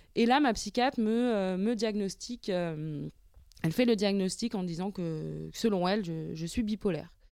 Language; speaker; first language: French; native; French